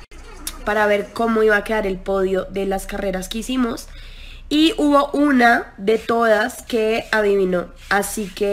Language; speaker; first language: Spanish; native; Spanish